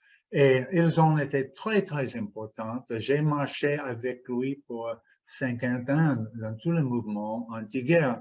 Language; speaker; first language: French; non-native, fluent; English